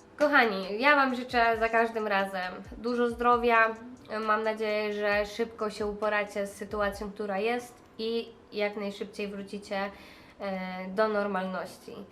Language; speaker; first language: Polish; native; Polish